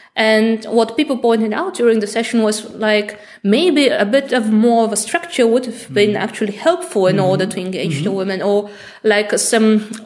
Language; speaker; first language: English; non-native, fluent; Bulgarian